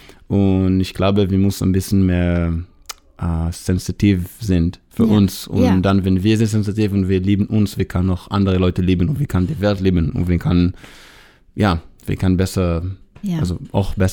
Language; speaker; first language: German; non-native, learner; Hebrew